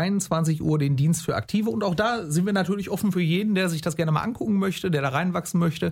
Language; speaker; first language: German; native; German